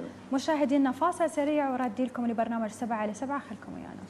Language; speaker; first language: Arabic; native; Arabic